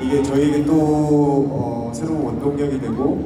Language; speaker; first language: Korean; native; Korean